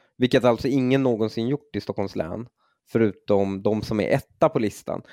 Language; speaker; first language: Swedish; early bilingual, other home language; Persian